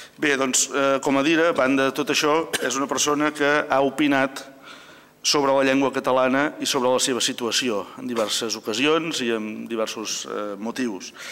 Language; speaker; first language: Catalan; native; Catalan